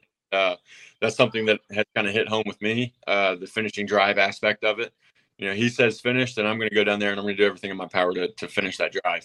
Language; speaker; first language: English; native; English